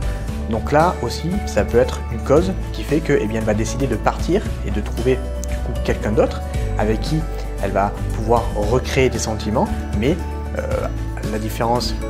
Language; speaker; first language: French; native; French